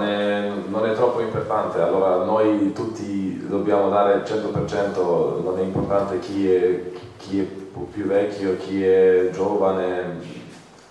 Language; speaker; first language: Italian; non-native, fluent; Croatian